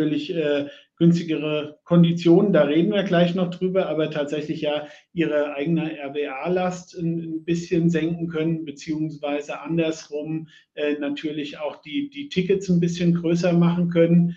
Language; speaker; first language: German; native; German